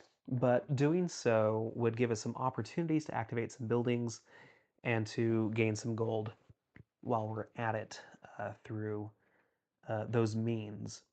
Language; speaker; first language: English; native; English